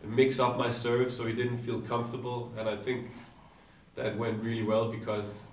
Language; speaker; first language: English; non-native, fluent; Danish